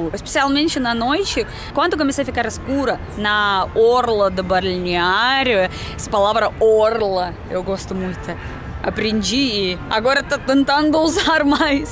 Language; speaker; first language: Portuguese; non-native, learner; Russian